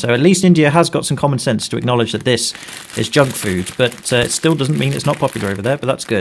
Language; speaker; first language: English; native; English